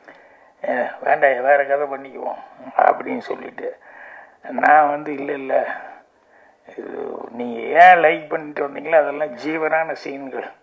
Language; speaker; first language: Tamil; native; Tamil